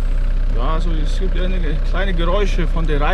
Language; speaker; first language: German; non-native, learner; Mongolian